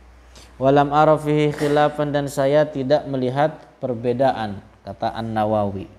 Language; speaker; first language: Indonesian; native; Indonesian